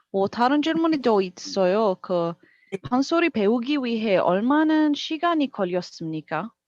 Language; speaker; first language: Korean; non-native, learner; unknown